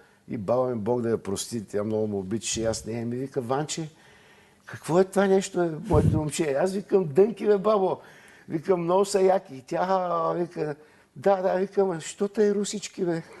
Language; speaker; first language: Bulgarian; native; Bulgarian